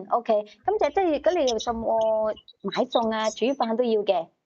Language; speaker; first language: Cantonese; native; Cantonese